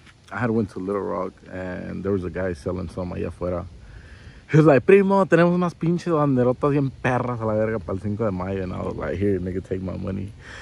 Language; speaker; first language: English; early bilingual, other home language; Spanish